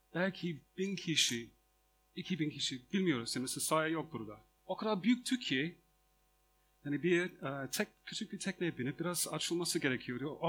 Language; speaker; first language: Turkish; non-native, fluent; English